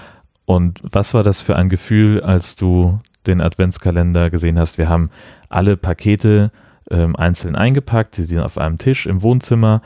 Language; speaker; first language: German; native; German